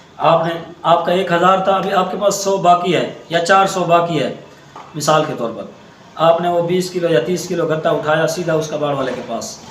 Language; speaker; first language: Urdu; non-native, local second language; Saraiki